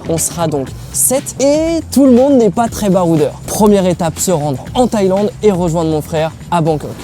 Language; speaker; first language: French; native; French